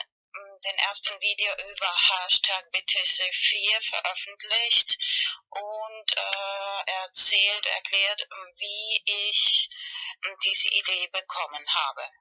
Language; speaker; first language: German; non-native, learner; Spanish